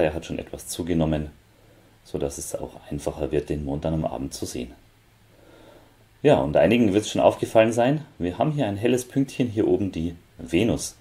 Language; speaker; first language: German; native; German